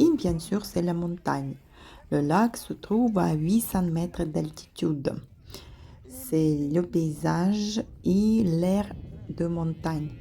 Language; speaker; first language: French; non-native, fluent; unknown